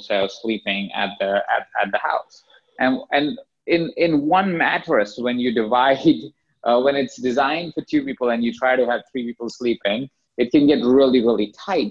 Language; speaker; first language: English; non-native, local second language; Hindi